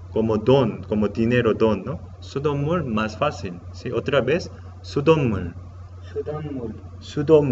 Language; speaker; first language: Spanish; non-native, learner; Korean